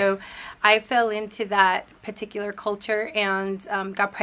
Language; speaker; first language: English; early bilingual, other home language; Spanish